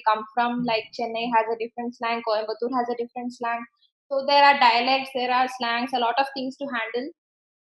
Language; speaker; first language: English; non-native, local second language; Tamil